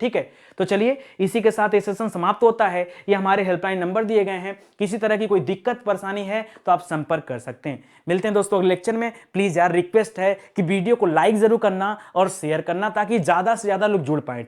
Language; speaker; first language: Hindi; native; Hindi